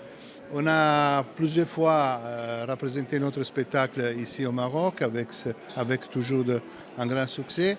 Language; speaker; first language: French; non-native, fluent; Italian